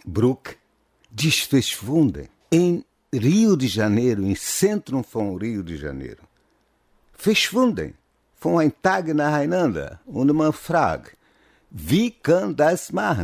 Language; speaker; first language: German; non-native, fluent; Portuguese